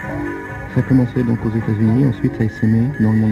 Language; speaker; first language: French; native; French